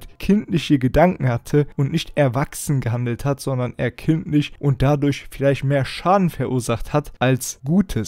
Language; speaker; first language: German; native; German